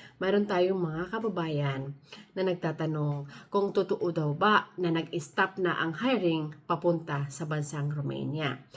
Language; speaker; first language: Filipino; native; Filipino